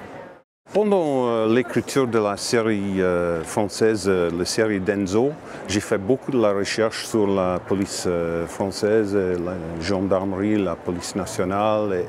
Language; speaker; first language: French; non-native, learner; English